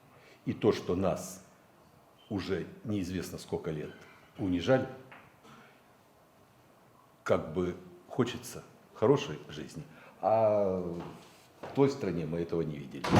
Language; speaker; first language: Russian; native; Russian